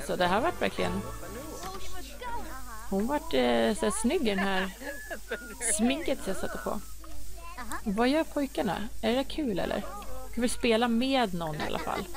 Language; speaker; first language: Swedish; native; Swedish